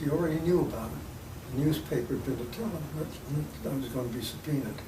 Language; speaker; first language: English; native; English